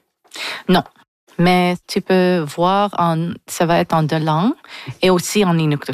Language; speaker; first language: French; non-native, learner; English